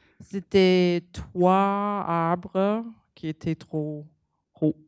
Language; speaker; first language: French; non-native, learner; English